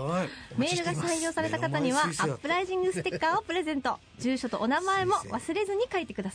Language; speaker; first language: Japanese; native; Japanese